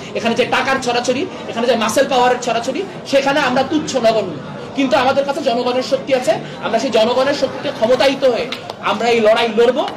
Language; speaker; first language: Bangla; native; Bangla